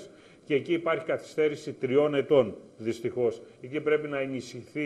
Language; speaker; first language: Greek; native; Greek